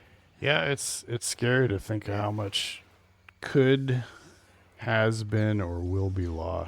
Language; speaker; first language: English; native; English